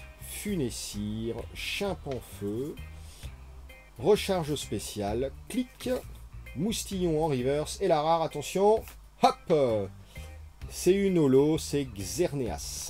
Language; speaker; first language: French; native; French